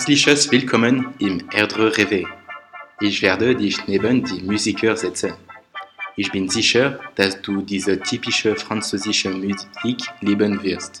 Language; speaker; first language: German; non-native, learner; French